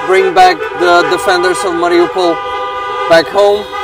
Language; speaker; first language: English; non-native, fluent; Ukrainian